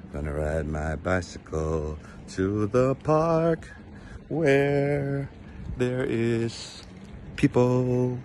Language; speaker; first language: English; non-native, local second language; Filipino